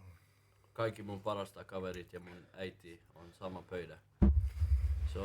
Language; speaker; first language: Finnish; non-native, learner; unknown